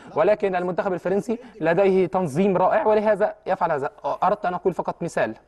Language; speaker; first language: Arabic; early bilingual, heritage; Arabic